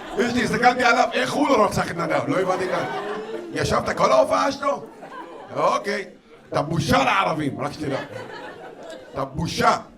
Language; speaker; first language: Hebrew; non-native, local second language; Arabic